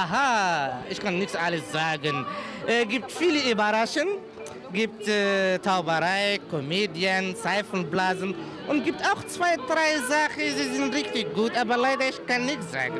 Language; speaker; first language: German; non-native, learner; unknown